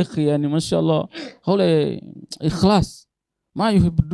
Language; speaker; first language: Arabic; non-native, learner; Tetum